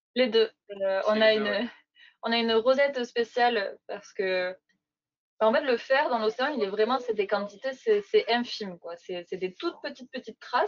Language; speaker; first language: French; native; French